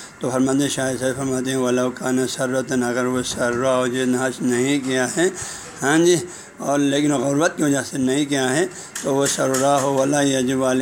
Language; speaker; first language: Urdu; non-native, local second language; Balti